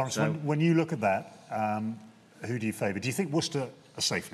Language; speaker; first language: English; native; English